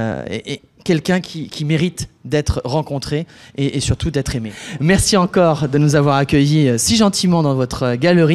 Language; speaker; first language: French; native; French